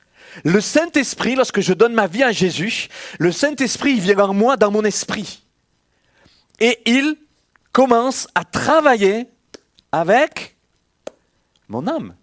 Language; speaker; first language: French; native; French